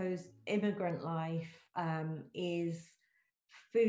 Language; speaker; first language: English; native; English